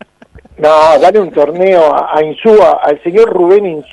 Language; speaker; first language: Spanish; native; Spanish